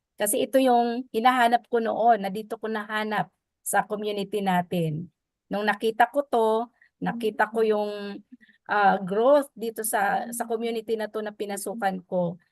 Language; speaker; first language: Filipino; non-native, local second language; Waray